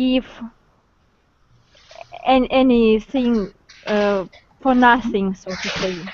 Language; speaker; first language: English; non-native, learner; Russian